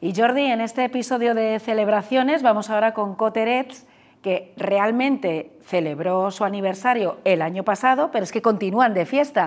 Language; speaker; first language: Spanish; native; Spanish